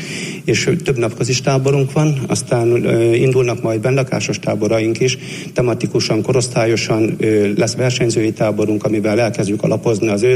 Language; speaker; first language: Hungarian; native; Hungarian